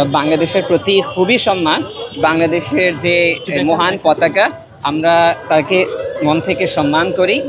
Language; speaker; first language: Bangla; non-native, learner; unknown